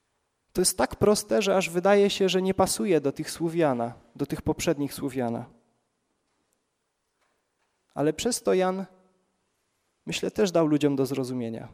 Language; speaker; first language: Polish; native; Polish